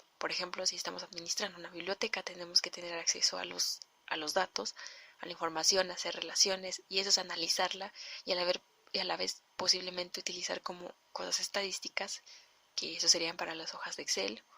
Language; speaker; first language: Spanish; native; Spanish